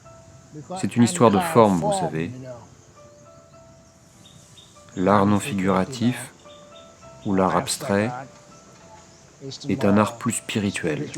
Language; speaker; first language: French; non-native, learner; Thai